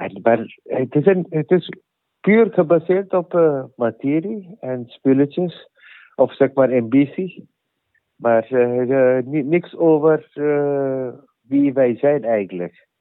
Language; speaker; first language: Dutch; non-native, learner; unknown